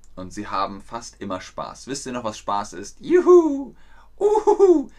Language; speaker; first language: German; native; German